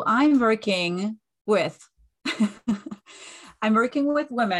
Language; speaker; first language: English; non-native, fluent; German